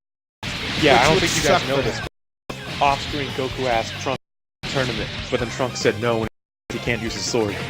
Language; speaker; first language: English; native; English